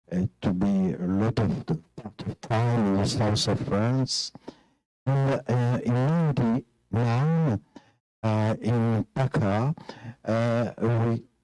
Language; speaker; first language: English; non-native, fluent; French